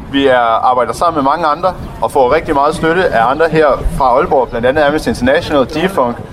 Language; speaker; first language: Danish; native; Danish